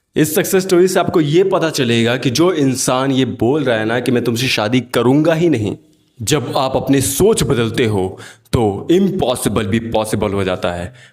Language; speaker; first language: Hindi; native; Hindi